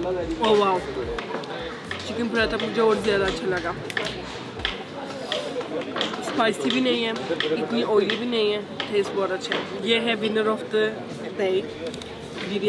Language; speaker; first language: Hindi; non-native, learner; Turkish